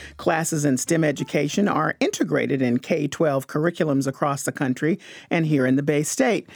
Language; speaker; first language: English; native; English